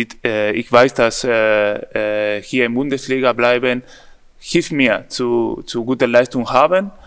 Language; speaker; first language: German; non-native, learner; Spanish